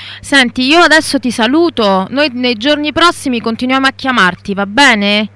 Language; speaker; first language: Italian; native; Italian